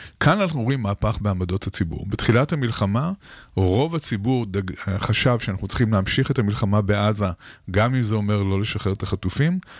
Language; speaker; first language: Hebrew; native; Hebrew